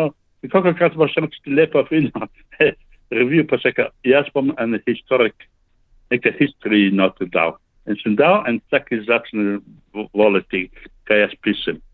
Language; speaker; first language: Slovenian; early bilingual, heritage; Slovenian